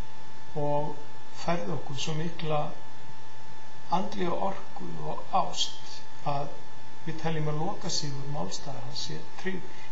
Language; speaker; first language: Icelandic; native; Icelandic